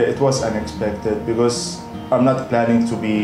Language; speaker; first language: English; non-native, fluent; Arabic